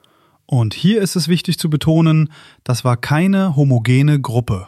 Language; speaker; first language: German; native; German